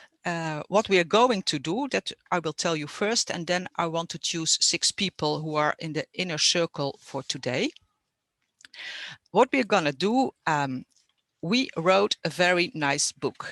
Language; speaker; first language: English; non-native, fluent; Dutch